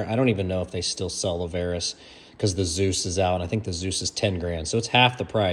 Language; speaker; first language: English; native; English